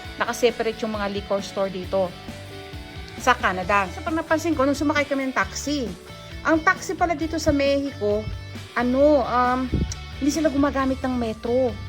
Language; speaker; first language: Filipino; non-native, local second language; Pampanga